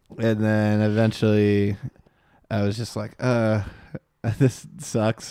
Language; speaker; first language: English; native; English